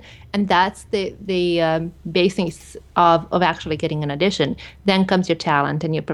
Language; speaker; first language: English; early bilingual, other home language; Hungarian